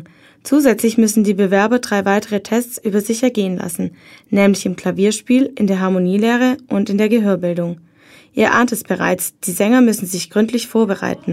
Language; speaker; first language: German; native; German